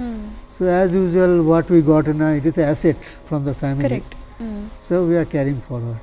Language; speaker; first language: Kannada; non-native, learner; Bangla